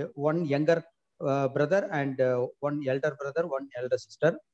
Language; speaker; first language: English; non-native, local second language; Tamil